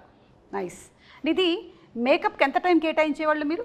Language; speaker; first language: Telugu; native; Telugu